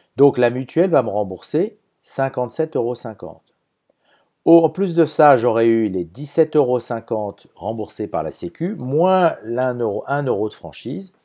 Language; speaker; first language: French; native; French